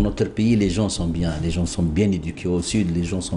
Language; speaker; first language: French; non-native, local second language; Arabic